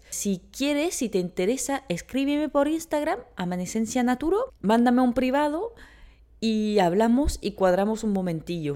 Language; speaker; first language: Spanish; non-native, fluent; French